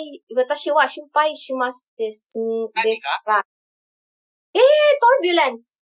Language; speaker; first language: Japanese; non-native, learner; English